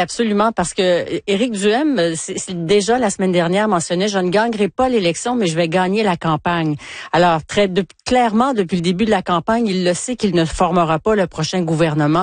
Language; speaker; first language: French; native; French